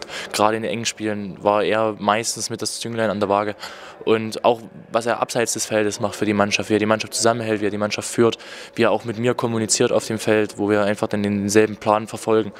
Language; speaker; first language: German; native; German